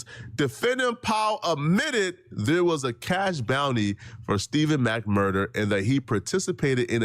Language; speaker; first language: English; native; English